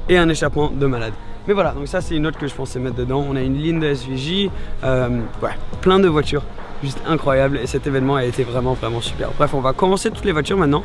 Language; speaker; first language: French; native; French